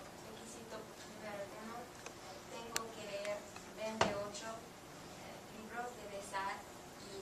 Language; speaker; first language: Spanish; non-native, learner; English